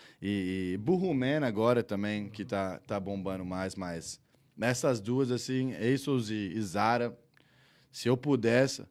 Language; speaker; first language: Portuguese; early bilingual, heritage; Portuguese